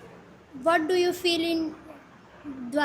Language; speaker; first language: English; non-native, learner; Hindi